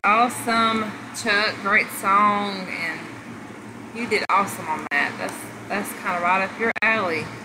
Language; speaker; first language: English; native; English